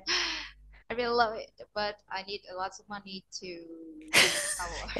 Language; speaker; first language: English; non-native, learner; Vietnamese